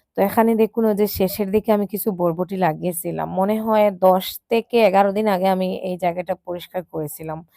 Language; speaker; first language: Bangla; non-native, local second language; Sylheti